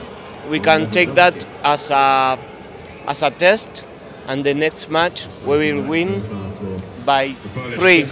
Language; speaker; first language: English; non-native, fluent; Spanish